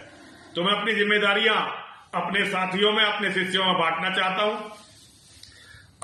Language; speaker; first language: Hindi; native; Hindi